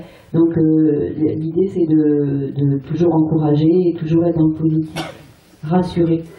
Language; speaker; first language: French; native; French